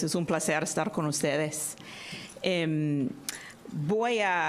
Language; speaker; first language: Spanish; non-native, fluent; English